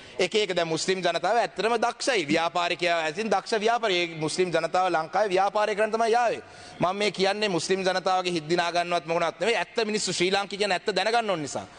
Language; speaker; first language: Sinhala; non-native, local second language; Tamil